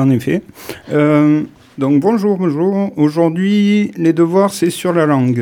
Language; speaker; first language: French; native; French